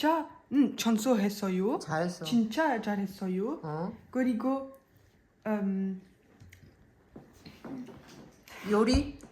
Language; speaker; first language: Korean; non-native, learner; French